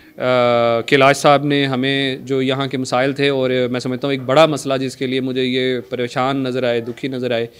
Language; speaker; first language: Urdu; native; Urdu